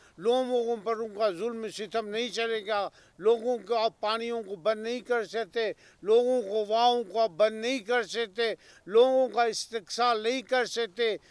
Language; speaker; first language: Urdu; non-native, local second language; Baluchi